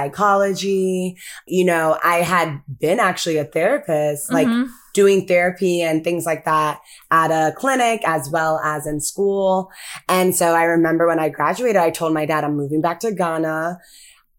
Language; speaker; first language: English; early bilingual, other home language; Akan